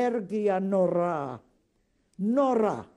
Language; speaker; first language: Hebrew; non-native, fluent; Hungarian